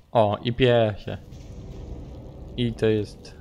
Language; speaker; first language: Polish; native; Polish